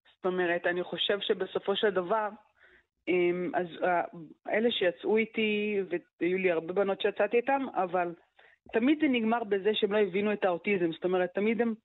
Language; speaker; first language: Hebrew; early bilingual, other home language; Arabic